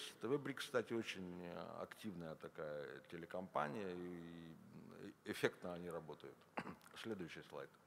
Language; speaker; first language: Russian; native; Russian